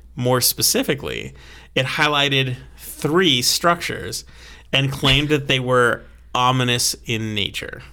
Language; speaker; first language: English; native; English